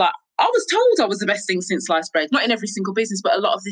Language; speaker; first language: English; native; English